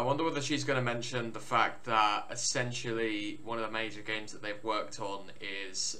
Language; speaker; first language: English; native; English